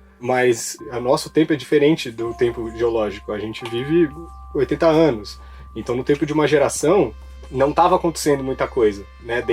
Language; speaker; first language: Portuguese; native; Portuguese